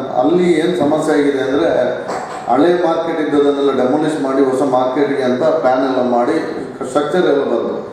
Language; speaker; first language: Kannada; non-native, local second language; Tulu